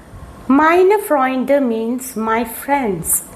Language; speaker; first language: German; non-native, fluent; Malayalam